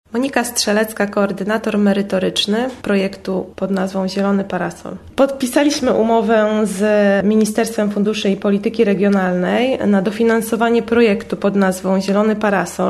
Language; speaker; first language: Polish; native; Polish